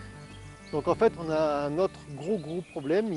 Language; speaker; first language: French; native; French